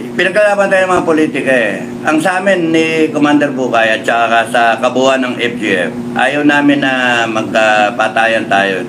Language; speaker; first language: Filipino; native; Filipino